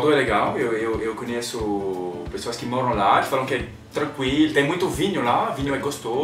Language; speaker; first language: Portuguese; non-native, fluent; French